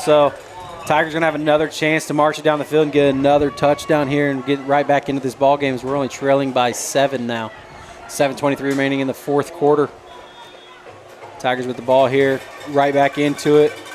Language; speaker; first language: English; native; English